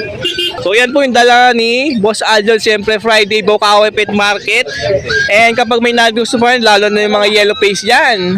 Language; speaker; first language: Filipino; native; Filipino